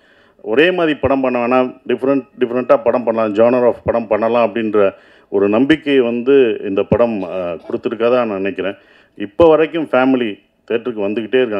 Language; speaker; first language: Tamil; native; Tamil